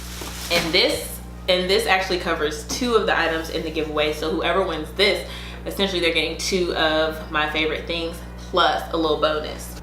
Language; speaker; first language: English; native; English